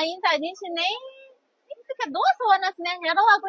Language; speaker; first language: Portuguese; non-native, fluent; Chinese